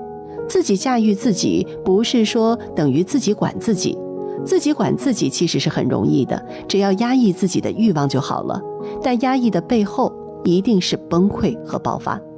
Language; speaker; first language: Chinese; native; Chinese